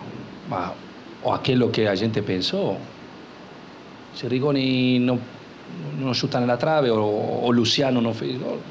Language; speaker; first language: Portuguese; non-native, local second language; Spanish